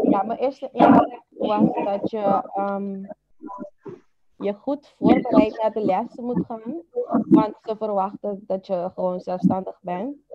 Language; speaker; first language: Dutch; non-native, local second language; Papiamento